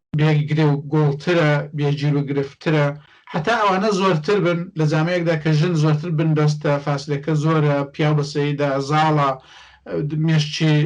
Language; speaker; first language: Central Kurdish; native; Central Kurdish